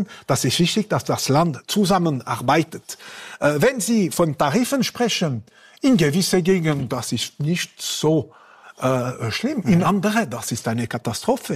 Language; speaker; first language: German; non-native, local second language; French